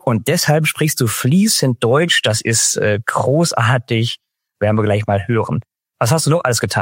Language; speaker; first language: German; native; German